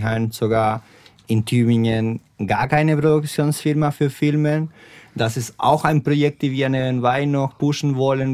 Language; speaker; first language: German; non-native, fluent; Spanish